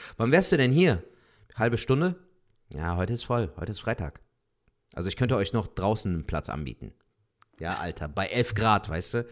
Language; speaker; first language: German; early bilingual, other home language; Turkish